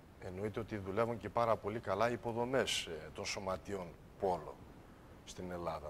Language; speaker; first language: Greek; early bilingual, heritage; Greek